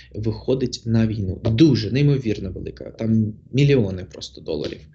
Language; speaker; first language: Ukrainian; non-native, local second language; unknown